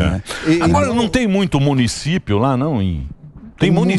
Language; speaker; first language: Portuguese; native; Portuguese